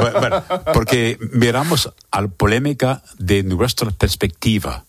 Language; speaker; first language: Spanish; non-native, learner; English